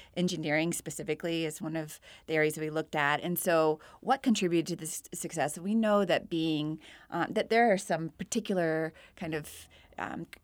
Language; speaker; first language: English; native; English